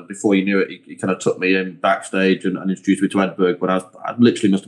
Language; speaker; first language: English; native; English